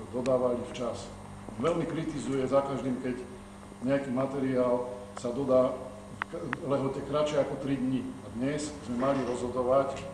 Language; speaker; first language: Slovak; native; Slovak